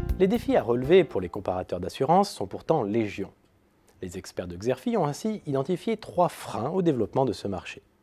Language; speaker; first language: French; native; French